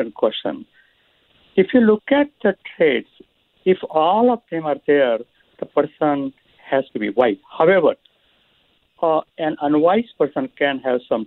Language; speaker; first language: English; non-native, local second language; Marathi